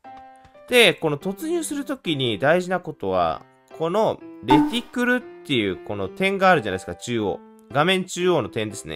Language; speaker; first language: Japanese; native; Japanese